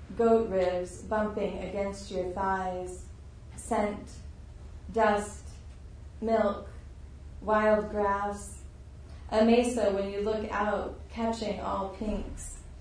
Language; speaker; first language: English; native; English